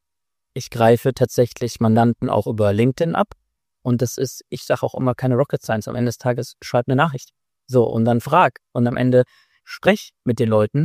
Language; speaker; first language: German; native; German